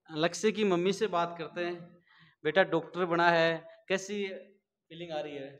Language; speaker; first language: Hindi; native; Hindi